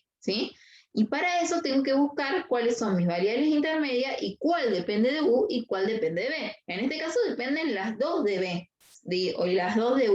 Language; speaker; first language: Spanish; native; Spanish